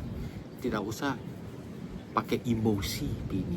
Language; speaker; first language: Indonesian; non-native, fluent; Chinese